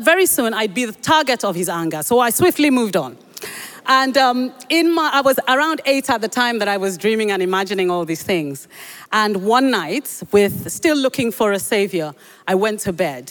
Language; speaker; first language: English; non-native, local second language; Yoruba